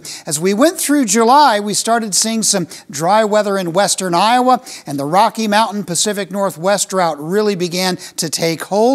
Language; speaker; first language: English; native; English